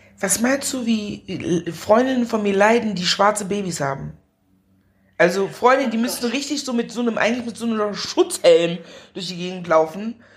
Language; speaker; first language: German; early bilingual, other home language; Akan